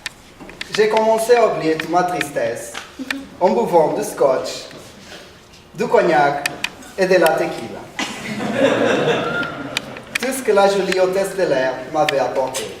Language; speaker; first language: French; non-native, learner; Spanish